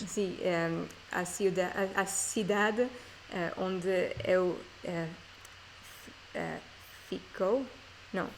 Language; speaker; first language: Portuguese; non-native, learner; English